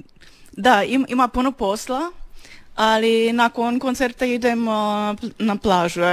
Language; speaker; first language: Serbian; non-native, learner; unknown